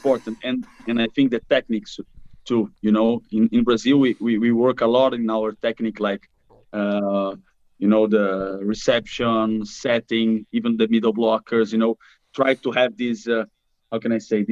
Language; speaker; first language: English; non-native, fluent; Portuguese